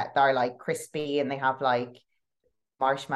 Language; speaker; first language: English; native; English